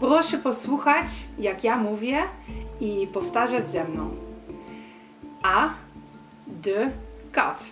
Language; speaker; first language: Polish; non-native, learner; Dutch